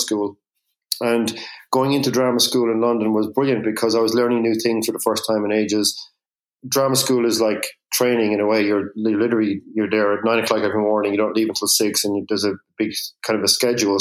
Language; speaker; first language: English; native; English